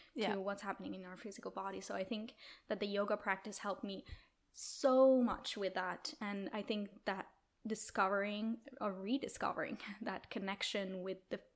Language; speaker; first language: English; non-native, fluent; Italian